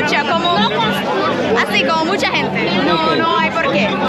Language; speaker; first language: Spanish; non-native, learner; Portuguese